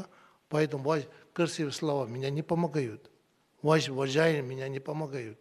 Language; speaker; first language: Russian; non-native, learner; Tibetan